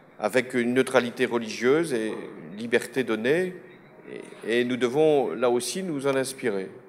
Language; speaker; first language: French; native; French